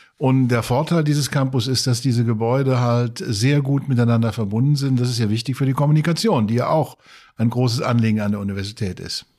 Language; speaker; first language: German; native; German